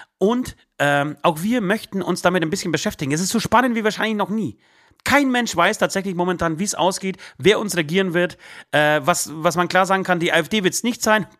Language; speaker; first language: German; early bilingual, other home language; Polish